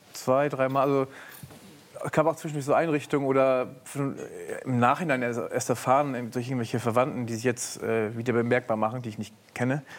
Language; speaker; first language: German; native; German